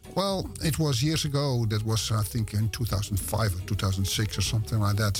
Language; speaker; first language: English; non-native, fluent; Dutch